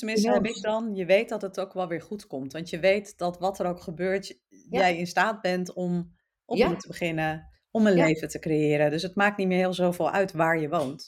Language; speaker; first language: Dutch; native; Dutch